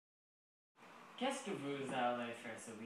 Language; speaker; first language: French; non-native, learner; English